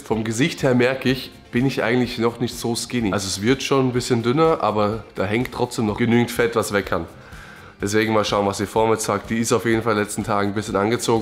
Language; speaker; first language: German; native; German